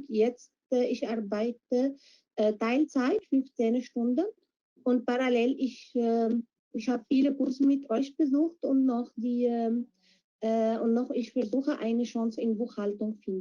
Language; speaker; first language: German; non-native, fluent; Arabic